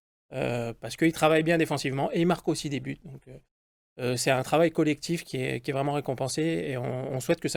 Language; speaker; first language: French; native; French